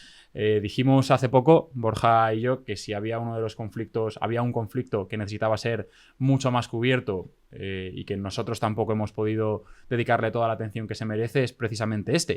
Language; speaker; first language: Spanish; native; Spanish